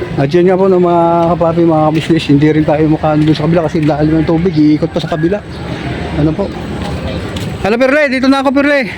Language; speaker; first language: Filipino; native; Filipino